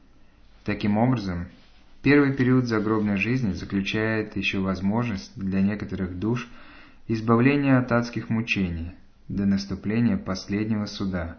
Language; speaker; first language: Russian; native; Russian